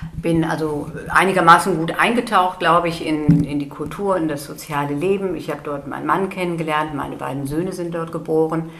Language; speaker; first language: German; native; German